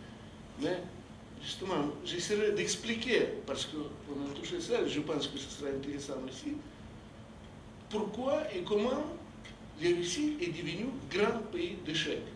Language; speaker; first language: French; non-native, fluent; Russian